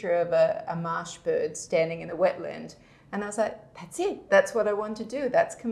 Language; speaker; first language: English; native; English